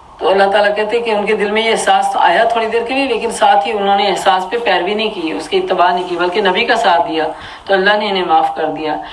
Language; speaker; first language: Urdu; early bilingual, heritage; Urdu